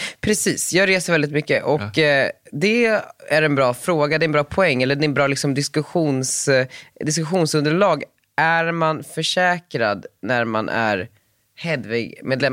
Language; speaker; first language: Swedish; native; Swedish